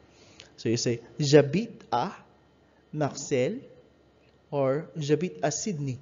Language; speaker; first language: French; non-native, learner; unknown